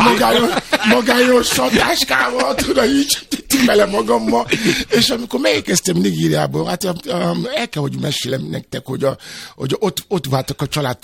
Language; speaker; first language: Hungarian; non-native, fluent; Yoruba